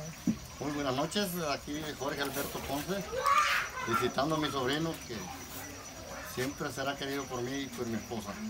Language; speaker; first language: Spanish; native; Spanish